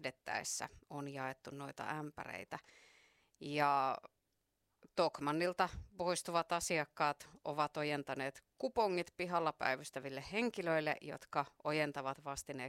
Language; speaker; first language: Finnish; native; Finnish